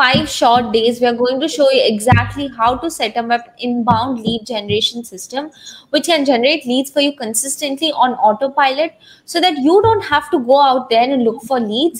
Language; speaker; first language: English; non-native, local second language; Hindi